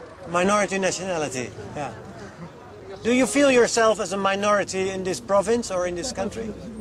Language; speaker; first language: English; non-native, fluent; Dutch